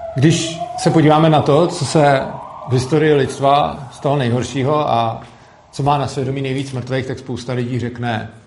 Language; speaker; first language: Czech; native; Czech